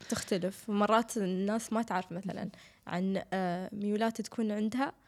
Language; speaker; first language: Arabic; native; Arabic